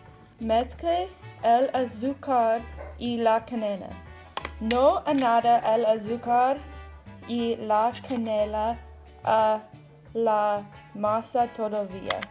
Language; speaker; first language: Spanish; non-native, learner; English